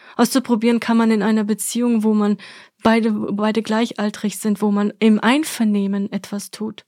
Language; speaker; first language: German; early bilingual, other home language; Russian